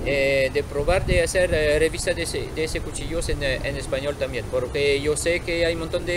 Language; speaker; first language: Spanish; non-native, fluent; French